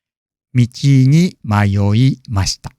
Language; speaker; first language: Japanese; non-native, fluent; English